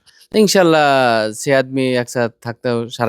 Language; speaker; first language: Hindi; non-native, learner; Bangla